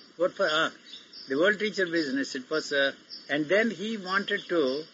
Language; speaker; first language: English; non-native, local second language; Telugu